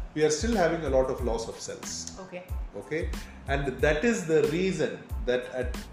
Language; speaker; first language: English; non-native, local second language; Tamil